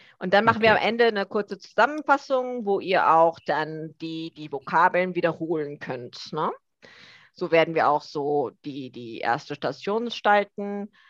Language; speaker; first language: German; early bilingual, other home language; Korean